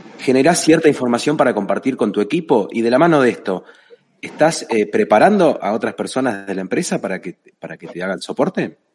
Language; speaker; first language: Spanish; native; Spanish